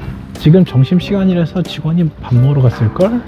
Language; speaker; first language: Korean; native; Korean